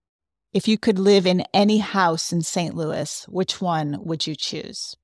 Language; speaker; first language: English; native; English